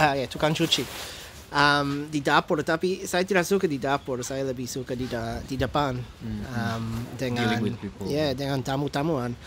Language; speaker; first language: Indonesian; non-native, fluent; English